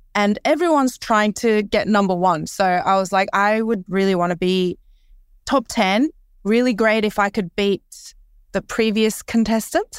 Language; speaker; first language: English; early bilingual, other home language; Korean